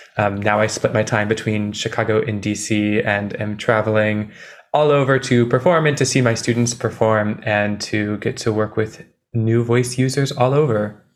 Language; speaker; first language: English; native; English